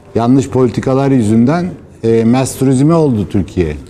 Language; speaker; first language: Turkish; native; Turkish